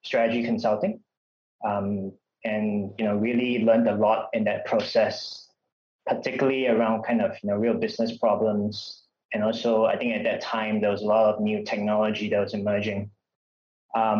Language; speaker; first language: English; non-native, local second language; Malay